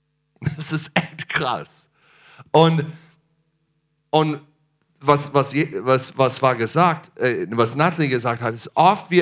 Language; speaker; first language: German; non-native, fluent; English